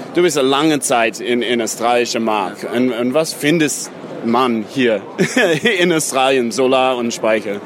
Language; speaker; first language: German; non-native, learner; English